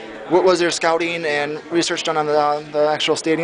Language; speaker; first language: English; native; English